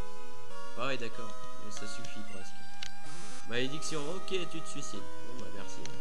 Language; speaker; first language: French; native; French